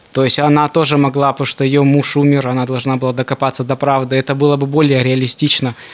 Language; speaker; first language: Russian; native; Russian